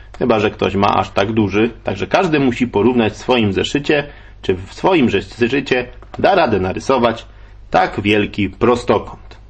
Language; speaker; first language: Polish; native; Polish